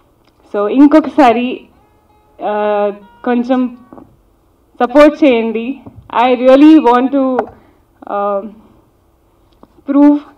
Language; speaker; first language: Telugu; non-native, local second language; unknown